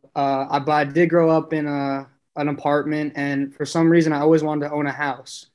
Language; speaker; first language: English; native; English